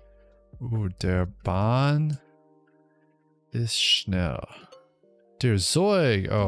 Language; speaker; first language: German; non-native, learner; English